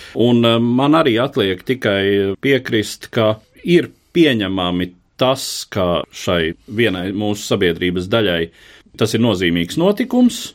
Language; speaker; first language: Latvian; native; Latvian